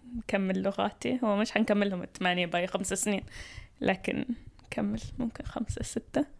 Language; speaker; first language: Arabic; early bilingual, heritage; Arabic